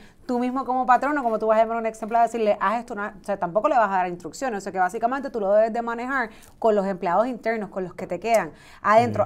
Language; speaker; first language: Spanish; native; Spanish